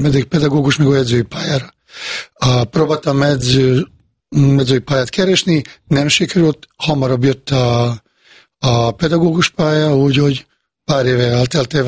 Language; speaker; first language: Hungarian; non-native, fluent; Bosnian